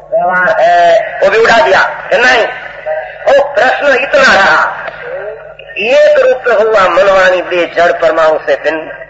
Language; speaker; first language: Hindi; non-native, local second language; Gujarati